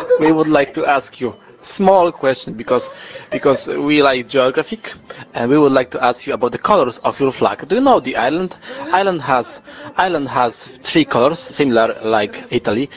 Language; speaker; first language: English; non-native, learner; Polish